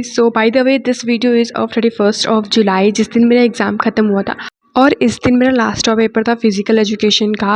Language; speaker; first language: Hindi; native; Hindi